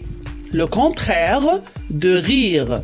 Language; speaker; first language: French; non-native, local second language; Arabic